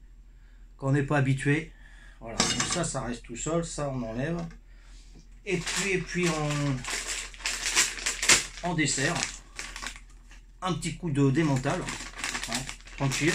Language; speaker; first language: French; native; French